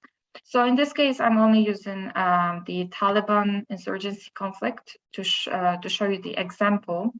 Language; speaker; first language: English; non-native, fluent; Polish